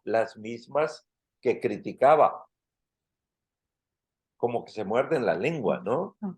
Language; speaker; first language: Spanish; native; Spanish